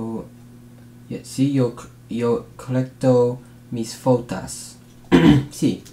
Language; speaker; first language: Spanish; non-native, learner; English